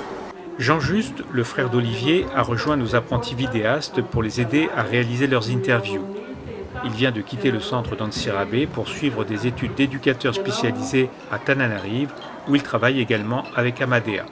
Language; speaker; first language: French; native; French